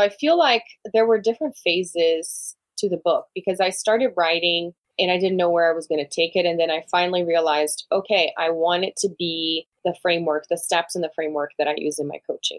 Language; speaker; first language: English; non-native, fluent; Portuguese